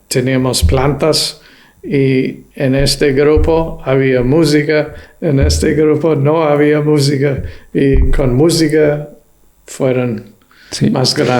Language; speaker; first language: Spanish; non-native, fluent; English